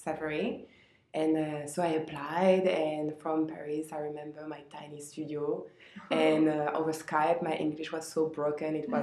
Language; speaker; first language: English; non-native, fluent; French